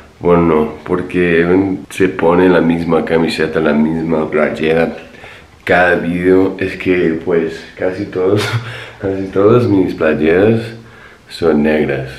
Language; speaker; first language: Spanish; non-native, fluent; English